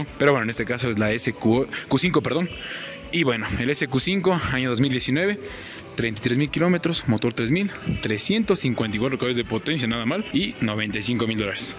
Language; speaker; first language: Spanish; native; Spanish